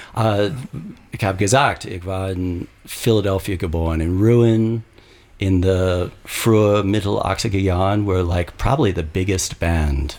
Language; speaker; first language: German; non-native, learner; English